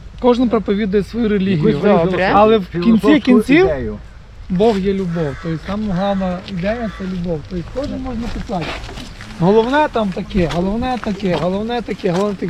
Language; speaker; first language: Ukrainian; native; Ukrainian